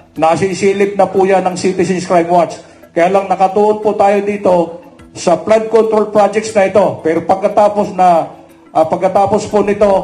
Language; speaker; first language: Filipino; native; Filipino